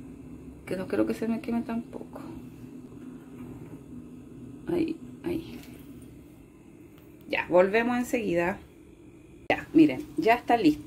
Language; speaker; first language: Spanish; native; Spanish